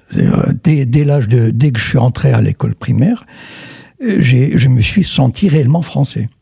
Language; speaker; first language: French; non-native, local second language; Arabic